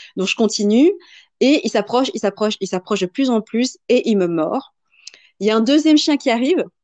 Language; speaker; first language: French; early bilingual, other home language; Vietnamese